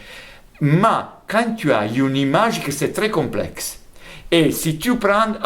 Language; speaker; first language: French; non-native, fluent; Italian